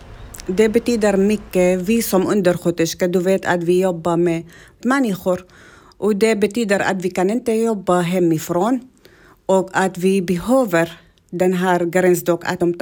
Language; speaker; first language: Swedish; non-native, learner; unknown